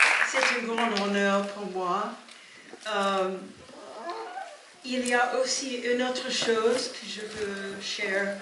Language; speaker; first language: French; non-native, learner; English